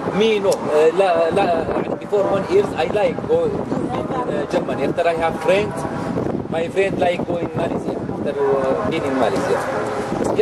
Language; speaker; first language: English; non-native, learner; Arabic